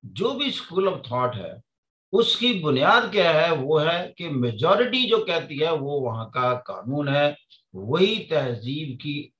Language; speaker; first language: Urdu; non-native, local second language; Punjabi